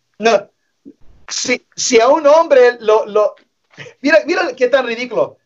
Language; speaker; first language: Spanish; early bilingual, heritage; English